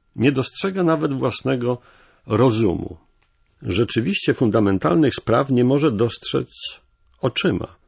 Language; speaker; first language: Polish; native; Polish